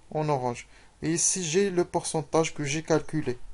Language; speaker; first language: French; non-native, local second language; Arabic